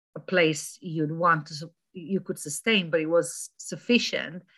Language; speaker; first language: English; non-native, fluent; Romanian